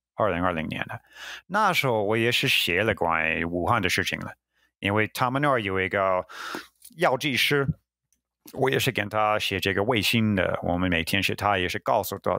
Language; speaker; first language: Chinese; non-native, fluent; English